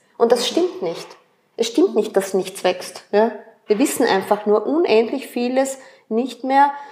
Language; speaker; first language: German; early bilingual, other home language; Spanish